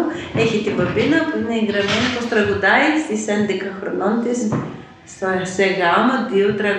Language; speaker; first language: Greek; non-native, fluent; Ukrainian